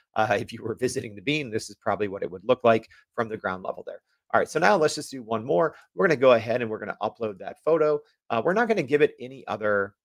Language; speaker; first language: English; native; English